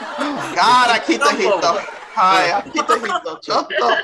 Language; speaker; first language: Japanese; non-native, learner; English